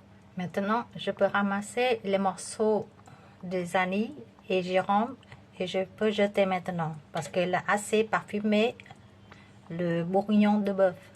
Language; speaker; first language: French; non-native, fluent; Vietnamese